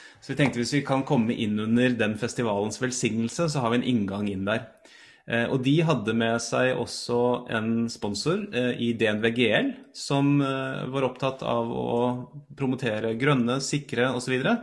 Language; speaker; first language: Norwegian; native; Norwegian